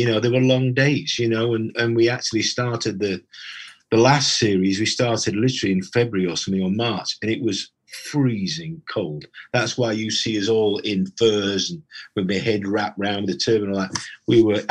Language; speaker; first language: English; native; English